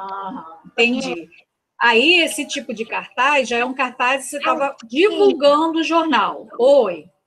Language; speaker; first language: Portuguese; native; Portuguese